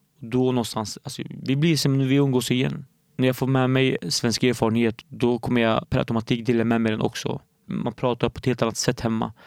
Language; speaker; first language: Swedish; early bilingual, other home language; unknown